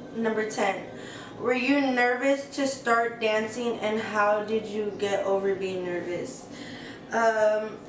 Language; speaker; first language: English; native; English